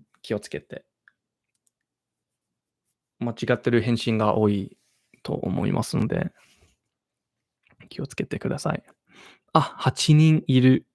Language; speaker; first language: Japanese; non-native, learner; English